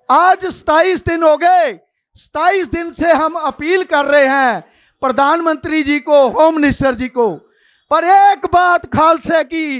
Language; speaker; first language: Hindi; non-native, local second language; Punjabi